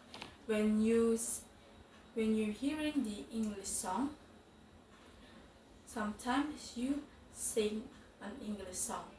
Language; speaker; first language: English; non-native, fluent; Indonesian